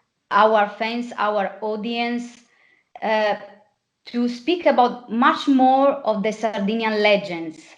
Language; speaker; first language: English; non-native, fluent; Italian